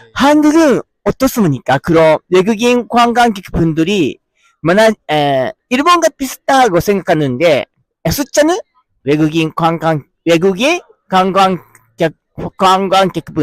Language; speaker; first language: Korean; non-native, learner; Japanese